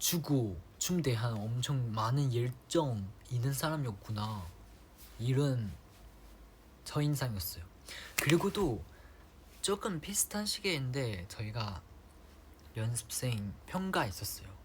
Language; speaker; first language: Korean; non-native, fluent; Chinese